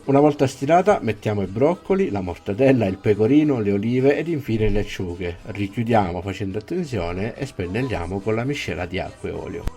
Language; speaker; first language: Italian; native; Italian